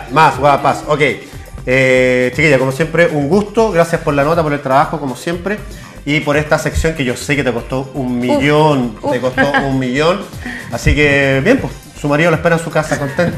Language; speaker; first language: Spanish; native; Spanish